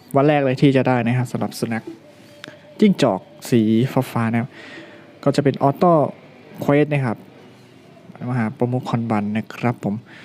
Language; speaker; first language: Thai; native; Thai